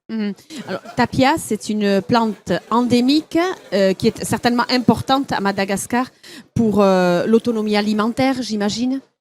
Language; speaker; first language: French; native; French